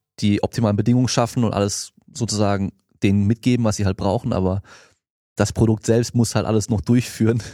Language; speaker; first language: German; native; German